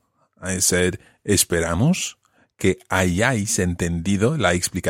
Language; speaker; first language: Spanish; non-native, fluent; English